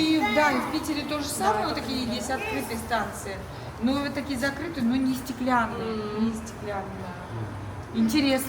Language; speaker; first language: Russian; native; Russian